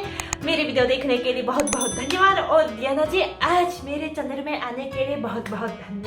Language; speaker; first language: Hindi; non-native, fluent; Japanese